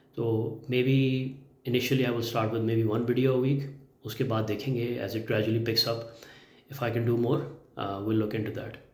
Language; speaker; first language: Urdu; native; Urdu